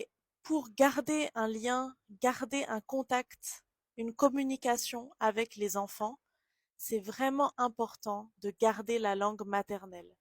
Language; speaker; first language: French; native; French